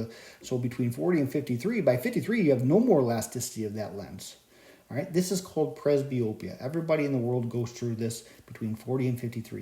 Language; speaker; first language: English; native; English